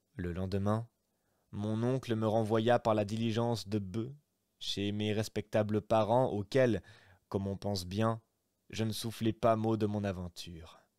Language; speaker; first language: French; native; French